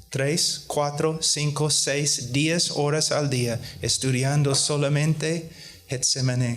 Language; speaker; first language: Spanish; non-native, fluent; English